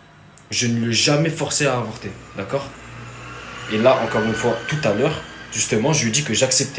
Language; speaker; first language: French; native; French